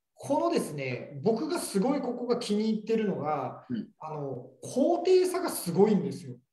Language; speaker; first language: Japanese; native; Japanese